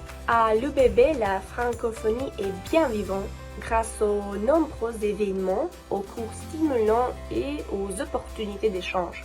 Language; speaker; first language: French; non-native, fluent; Romanian